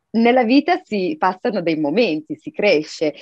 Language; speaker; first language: Italian; early bilingual, other home language; Arabic